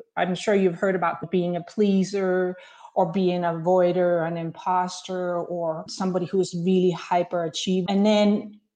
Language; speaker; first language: English; non-native, fluent; Danish